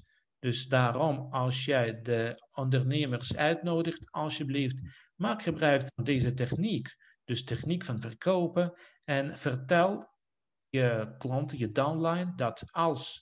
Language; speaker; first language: Dutch; non-native, fluent; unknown